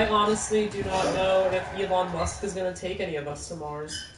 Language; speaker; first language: English; native; English